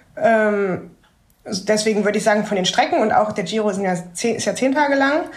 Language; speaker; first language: German; native; German